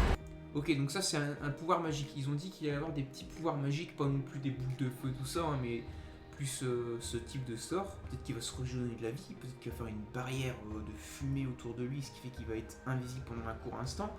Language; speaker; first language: French; native; French